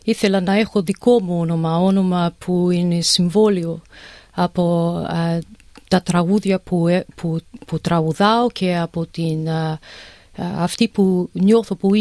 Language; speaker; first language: Greek; early bilingual, heritage; English